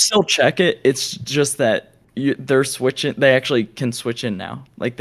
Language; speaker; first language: English; native; English